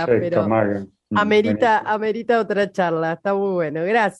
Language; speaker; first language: Spanish; native; Spanish